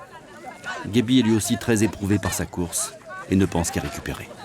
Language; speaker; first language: French; native; French